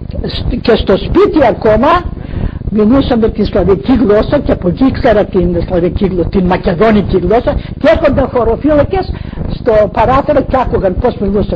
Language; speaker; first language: Greek; non-native, local second language; Macedonian